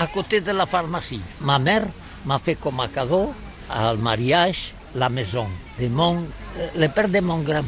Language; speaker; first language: French; non-native, learner; Catalan